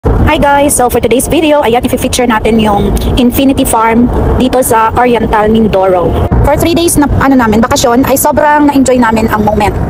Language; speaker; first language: Filipino; non-native, local second language; Cebuano